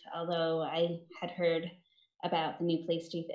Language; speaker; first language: English; native; English